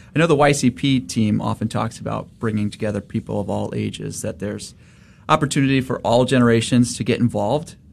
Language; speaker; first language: English; native; English